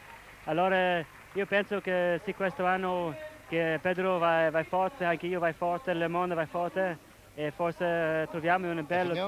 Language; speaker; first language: Italian; non-native, learner; English